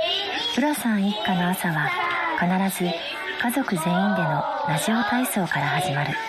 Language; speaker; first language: Japanese; native; Japanese